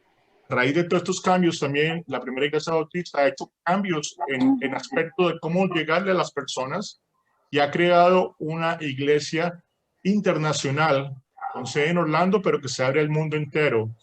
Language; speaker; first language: Spanish; native; Spanish